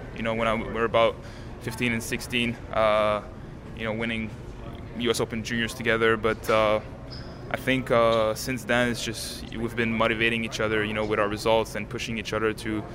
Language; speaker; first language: English; non-native, fluent; French